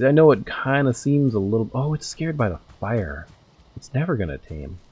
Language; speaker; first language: English; native; English